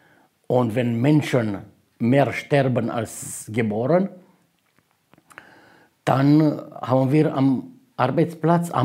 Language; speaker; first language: German; non-native, fluent; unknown